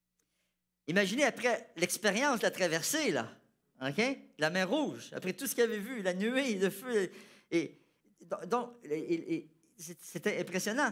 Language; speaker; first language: French; native; French